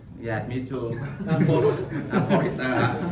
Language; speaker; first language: English; non-native, learner; Vietnamese